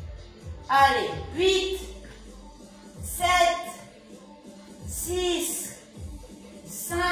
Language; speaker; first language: French; native; French